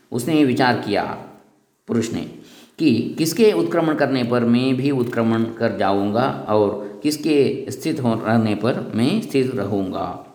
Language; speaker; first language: Hindi; non-native, local second language; Kannada